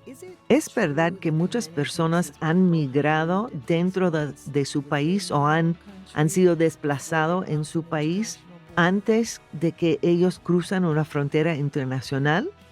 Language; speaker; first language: Spanish; non-native, fluent; English